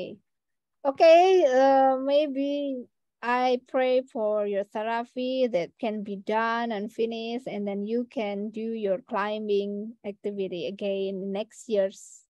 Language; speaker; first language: English; non-native, fluent; Indonesian